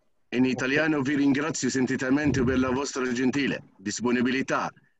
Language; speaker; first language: Italian; non-native, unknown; Arabic